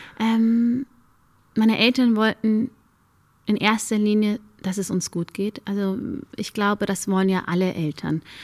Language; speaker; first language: German; early bilingual, other home language; Amharic